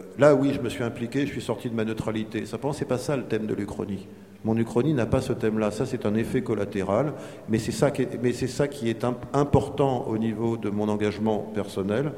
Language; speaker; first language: French; native; French